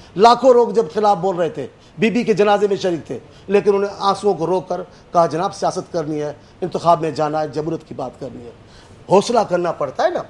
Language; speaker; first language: Urdu; non-native, local second language; Sindhi